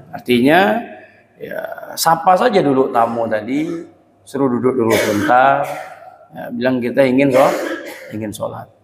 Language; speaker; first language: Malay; native; Malay